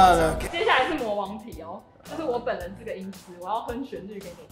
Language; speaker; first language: Chinese; native; Chinese